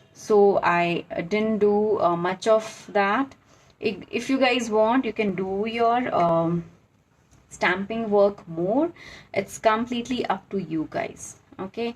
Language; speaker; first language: English; non-native, local second language; Hindi